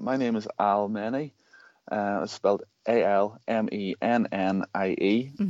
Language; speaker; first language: English; native; English